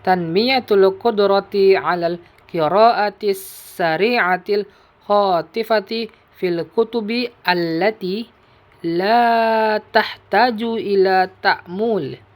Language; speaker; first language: Arabic; non-native, learner; Indonesian